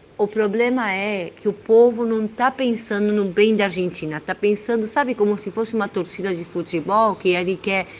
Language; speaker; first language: Portuguese; early bilingual, heritage; Spanish